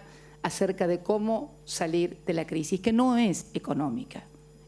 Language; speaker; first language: Spanish; native; Spanish